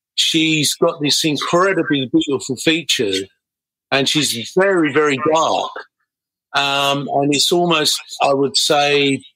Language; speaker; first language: English; native; English